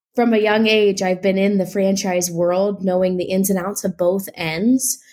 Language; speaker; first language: English; native; English